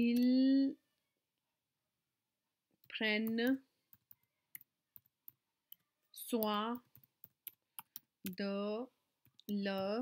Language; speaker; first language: French; non-native, fluent; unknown